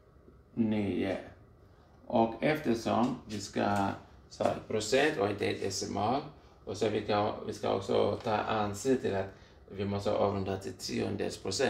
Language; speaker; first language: Swedish; non-native, fluent; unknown